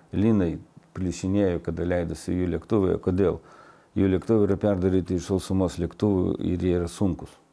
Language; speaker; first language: Lithuanian; non-native, local second language; Russian